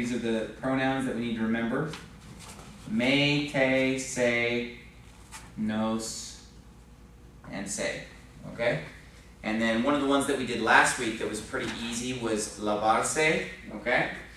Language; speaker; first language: English; native; English